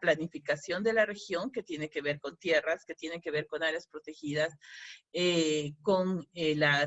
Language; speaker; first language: Spanish; native; Spanish